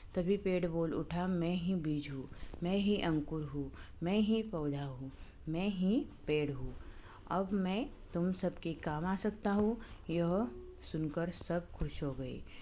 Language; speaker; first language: Hindi; non-native, local second language; Marathi